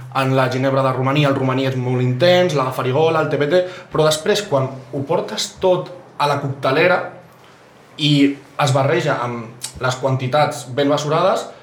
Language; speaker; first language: Catalan; native; Catalan